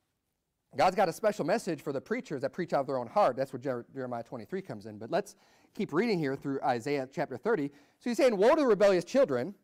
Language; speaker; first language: English; native; English